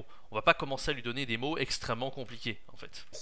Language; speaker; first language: French; native; French